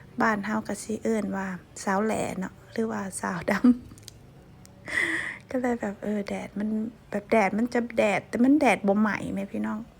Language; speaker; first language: Thai; non-native, local second language; Lao